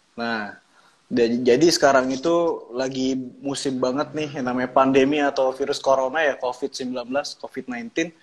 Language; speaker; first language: Indonesian; native; Indonesian